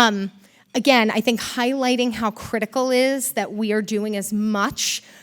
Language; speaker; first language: English; native; English